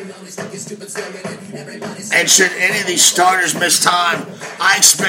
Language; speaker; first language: English; native; English